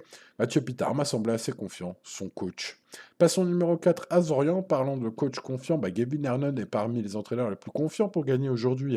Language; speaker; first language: French; native; French